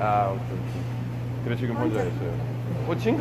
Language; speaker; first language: Korean; non-native, learner; English